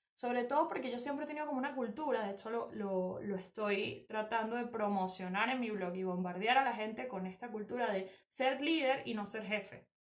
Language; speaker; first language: Spanish; native; Spanish